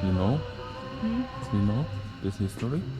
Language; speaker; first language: English; non-native, learner; Korean